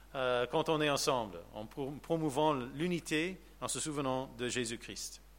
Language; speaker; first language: French; non-native, fluent; English